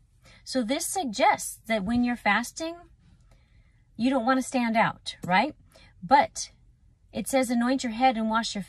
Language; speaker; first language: English; native; English